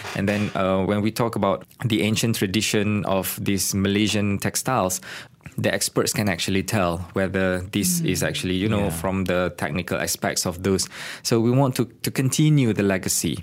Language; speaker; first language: English; non-native, local second language; Malay